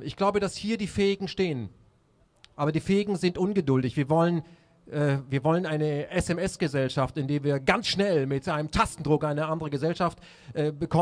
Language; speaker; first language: German; native; German